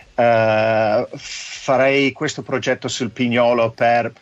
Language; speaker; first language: Italian; non-native, fluent; English